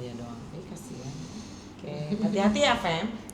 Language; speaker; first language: Indonesian; native; Indonesian